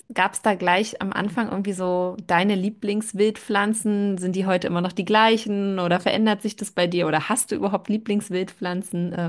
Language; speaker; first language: German; native; German